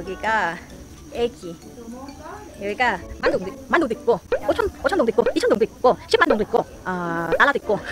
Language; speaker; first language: Korean; non-native, learner; Vietnamese